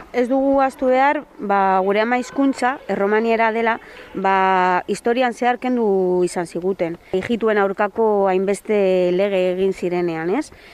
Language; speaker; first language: Basque; non-native, local second language; Spanish